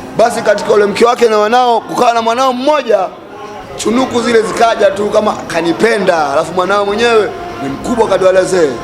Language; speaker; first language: Swahili; native; Swahili